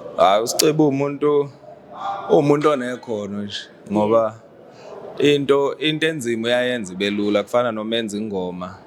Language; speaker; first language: Zulu; native; Zulu